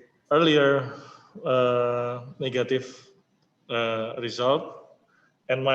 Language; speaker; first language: English; non-native, learner; Indonesian